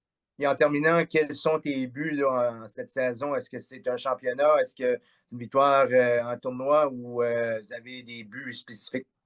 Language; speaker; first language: French; native; French